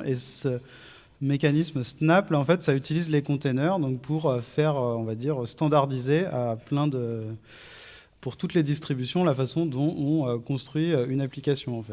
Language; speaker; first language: French; native; French